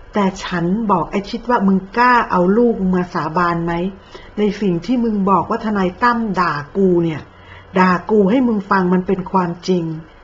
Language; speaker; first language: Thai; native; Thai